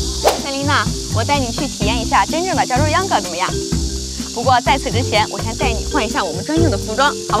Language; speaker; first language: Chinese; native; Chinese